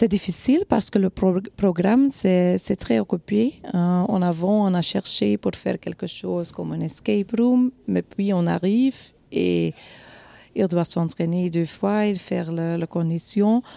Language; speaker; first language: French; non-native, local second language; Dutch